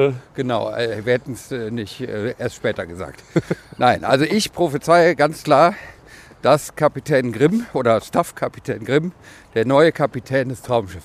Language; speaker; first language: German; native; German